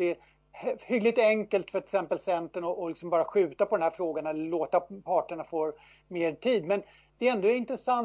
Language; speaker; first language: Swedish; native; Swedish